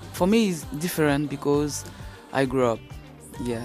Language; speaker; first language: English; non-native, learner; French